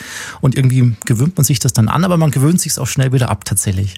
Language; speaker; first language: German; native; German